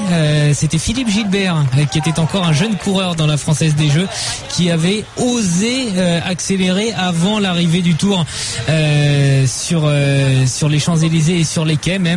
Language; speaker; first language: French; native; French